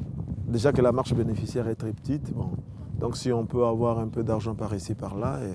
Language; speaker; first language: French; native; French